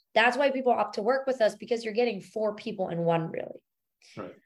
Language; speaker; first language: English; non-native, fluent; German